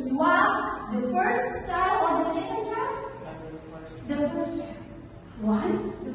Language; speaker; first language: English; non-native, learner; Indonesian